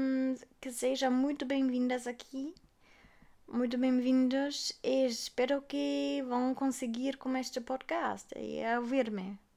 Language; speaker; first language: Portuguese; non-native, fluent; German